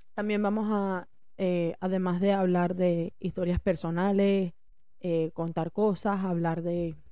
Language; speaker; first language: Spanish; early bilingual, heritage; Spanish